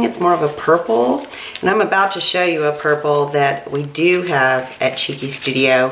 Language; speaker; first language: English; native; English